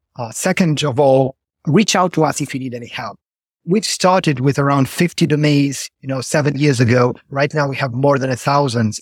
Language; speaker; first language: English; non-native, fluent; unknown